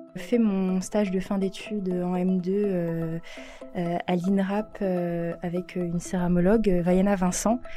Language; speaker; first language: French; native; French